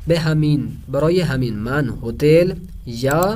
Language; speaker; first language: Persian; non-native, fluent; Urdu